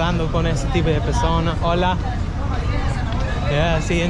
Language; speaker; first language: Spanish; non-native, learner; English